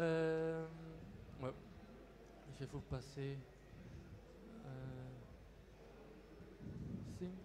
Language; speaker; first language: French; non-native, local second language; Dutch